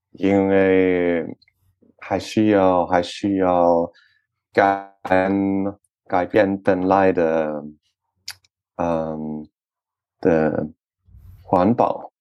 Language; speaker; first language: Chinese; non-native, learner; French